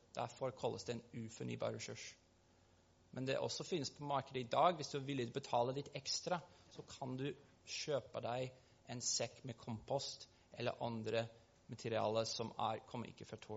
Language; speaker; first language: Norwegian; non-native, fluent; English